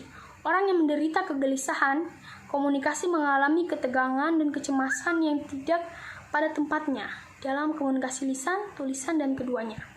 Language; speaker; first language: Indonesian; native; Indonesian